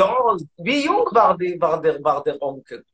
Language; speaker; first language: German; non-native, learner; Hebrew